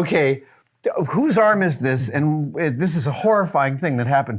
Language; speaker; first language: English; native; English